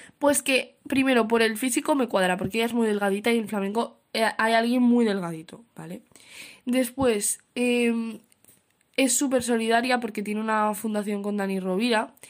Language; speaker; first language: Spanish; native; Spanish